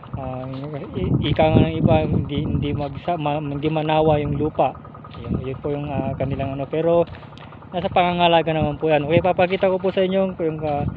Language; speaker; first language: Filipino; non-native, local second language; Iloko